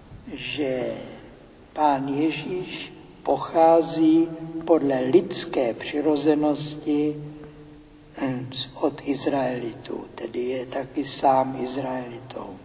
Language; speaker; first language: Czech; native; Czech